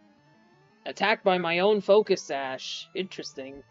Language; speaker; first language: English; native; English